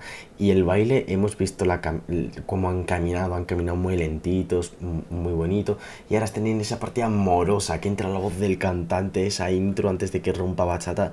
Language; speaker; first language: Spanish; native; Spanish